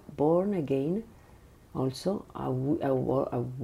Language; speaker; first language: English; non-native, learner; Italian